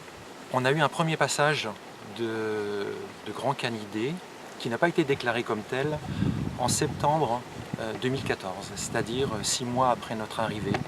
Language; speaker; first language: French; native; French